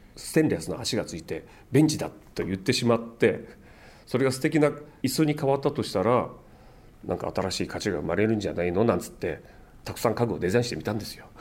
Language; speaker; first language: Japanese; native; Japanese